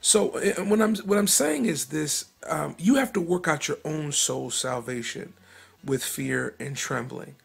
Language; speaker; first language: English; native; English